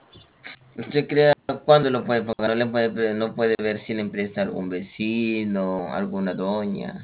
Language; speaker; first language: Spanish; native; Spanish